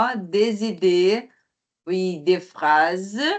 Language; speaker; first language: French; non-native, fluent; Portuguese